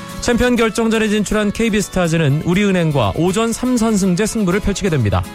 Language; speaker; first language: Korean; native; Korean